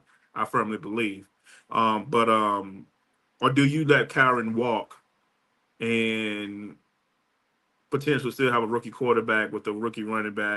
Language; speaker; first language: English; native; English